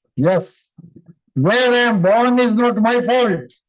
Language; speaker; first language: English; non-native, local second language; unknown